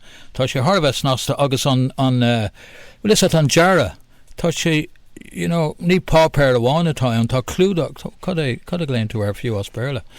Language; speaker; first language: Irish; non-native, local second language; English